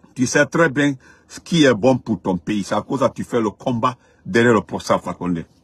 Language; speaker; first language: French; non-native, local second language; Fula